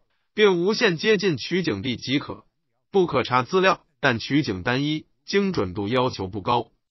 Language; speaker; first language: Chinese; native; Chinese